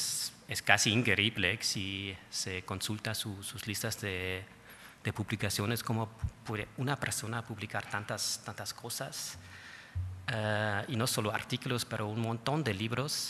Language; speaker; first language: Spanish; non-native, fluent; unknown